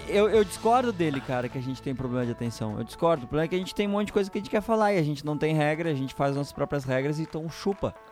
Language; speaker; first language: Portuguese; native; Portuguese